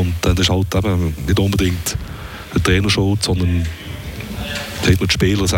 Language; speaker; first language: German; native; German